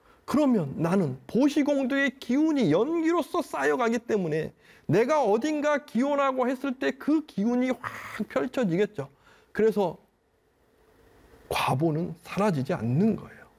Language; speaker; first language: Korean; native; Korean